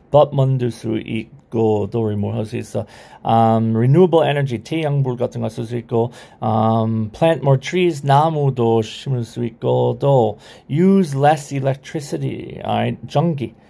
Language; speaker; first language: Korean; non-native, learner; English